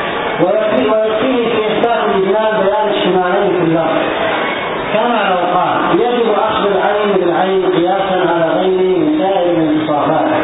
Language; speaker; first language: Arabic; native; Arabic